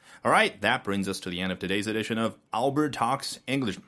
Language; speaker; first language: English; non-native, fluent; Chinese